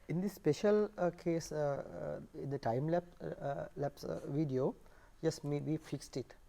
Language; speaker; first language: English; non-native, local second language; Sinhala